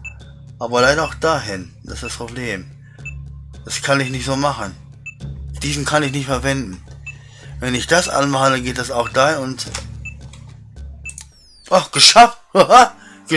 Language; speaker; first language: German; native; German